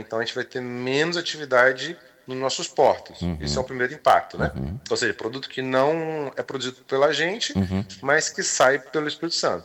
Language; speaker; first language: Portuguese; native; Portuguese